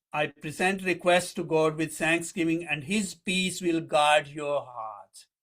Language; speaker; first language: English; non-native, local second language; Urdu